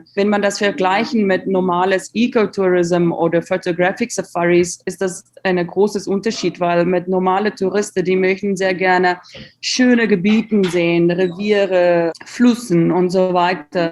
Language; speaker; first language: German; non-native, learner; Afrikaans